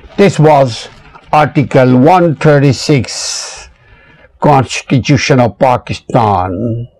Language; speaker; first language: English; non-native, local second language; Urdu